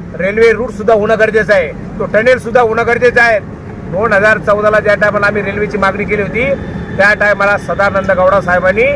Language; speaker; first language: Marathi; native; Marathi